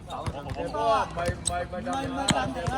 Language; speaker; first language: Chinese; native; Chinese